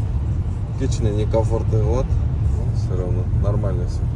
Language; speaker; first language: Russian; non-native, local second language; Kyrgyz